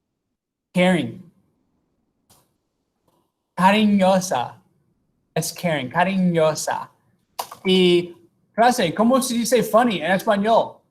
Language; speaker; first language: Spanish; non-native, fluent; English